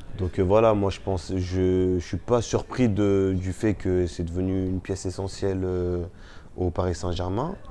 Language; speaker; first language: French; early bilingual, other home language; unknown